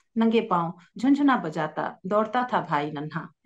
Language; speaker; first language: Hindi; native; Hindi